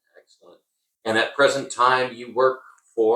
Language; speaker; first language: English; native; English